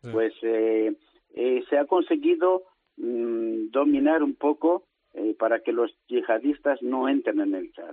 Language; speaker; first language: Spanish; native; Spanish